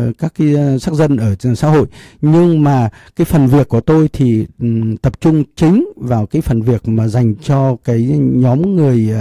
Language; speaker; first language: Vietnamese; native; Vietnamese